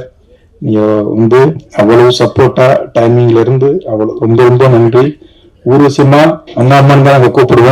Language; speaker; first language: Tamil; native; Tamil